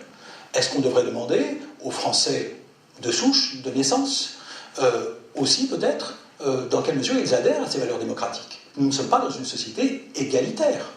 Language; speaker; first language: French; native; French